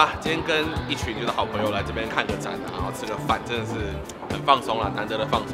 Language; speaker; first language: Chinese; native; Chinese